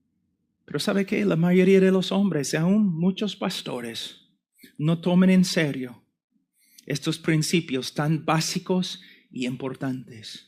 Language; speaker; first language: Spanish; non-native, fluent; English